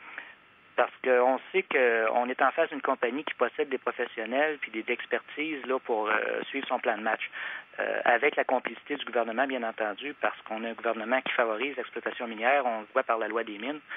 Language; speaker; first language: French; native; French